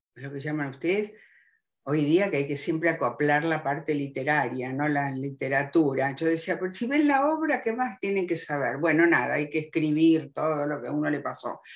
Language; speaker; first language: Spanish; early bilingual, other home language; German